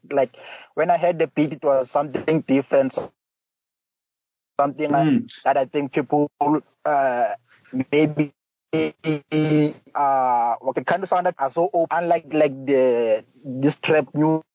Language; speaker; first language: English; non-native, local second language; Zulu